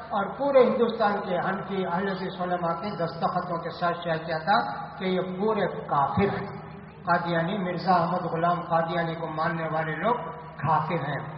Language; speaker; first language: Urdu; native; Urdu